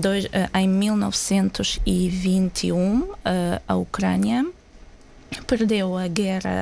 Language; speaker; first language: Portuguese; non-native, fluent; Ukrainian